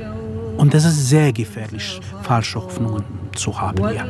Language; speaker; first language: German; non-native, fluent; Kurdish